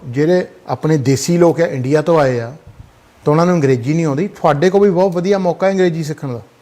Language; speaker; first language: Punjabi; early bilingual, heritage; Punjabi